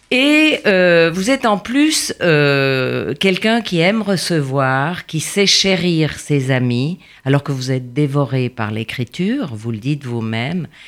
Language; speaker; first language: French; native; French